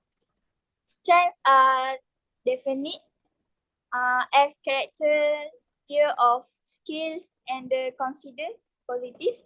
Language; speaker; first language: English; non-native, local second language; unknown